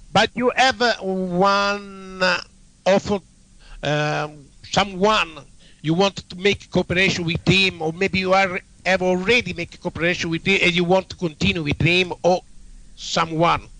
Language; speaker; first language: English; non-native, learner; Italian